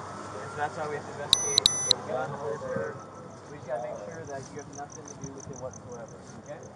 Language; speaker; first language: English; native; English